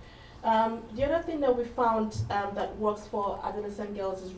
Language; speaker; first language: English; non-native, local second language; Hausa